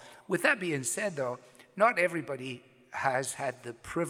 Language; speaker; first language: English; native; English